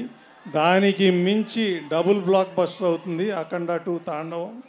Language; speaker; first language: Telugu; native; Telugu